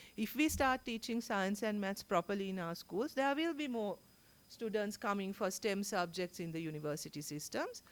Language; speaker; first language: English; non-native, local second language; Sinhala